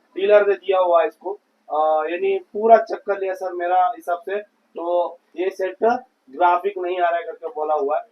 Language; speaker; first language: Hindi; non-native, local second language; Kannada